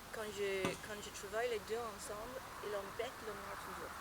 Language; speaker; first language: French; non-native, learner; English